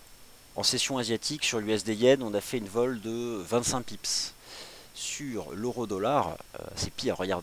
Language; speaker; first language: French; native; French